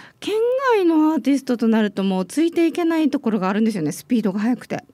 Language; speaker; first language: Japanese; native; Japanese